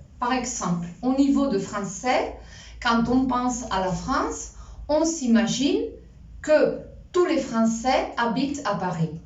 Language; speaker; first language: French; non-native, fluent; Spanish